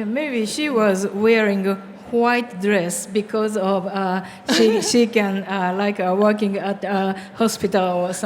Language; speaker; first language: English; non-native, learner; Japanese